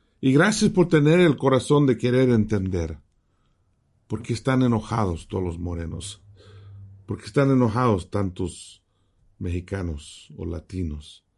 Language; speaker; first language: Spanish; early bilingual, heritage; Spanish